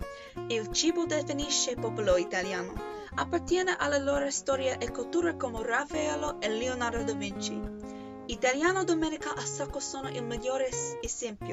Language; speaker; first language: Italian; non-native, learner; English